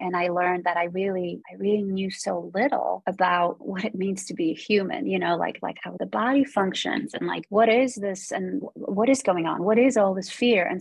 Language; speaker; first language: English; early bilingual, other home language; Polish